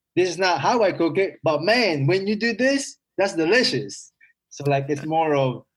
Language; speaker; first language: English; non-native, local second language; Filipino